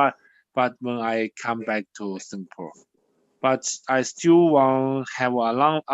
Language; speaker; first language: English; non-native, learner; Chinese